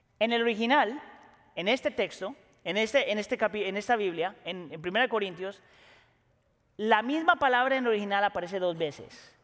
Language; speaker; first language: Spanish; native; Spanish